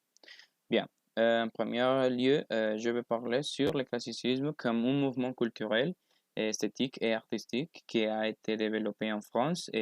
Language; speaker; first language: French; non-native, learner; Spanish